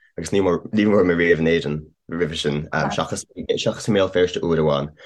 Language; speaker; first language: Irish; non-native, fluent; English